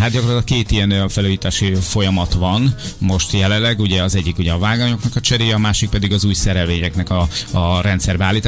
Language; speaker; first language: Hungarian; native; Hungarian